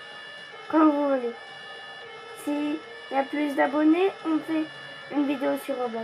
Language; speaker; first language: French; early bilingual, other home language; Polish